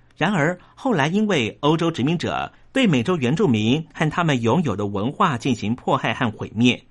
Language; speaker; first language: Chinese; non-native, local second language; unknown